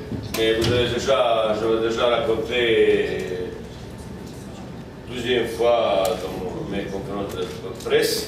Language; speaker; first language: French; non-native, fluent; Bosnian